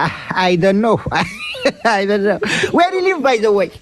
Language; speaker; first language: English; non-native, learner; Tigrinya